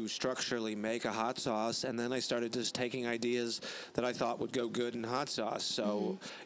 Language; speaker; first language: English; native; English